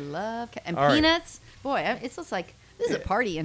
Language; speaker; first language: English; native; English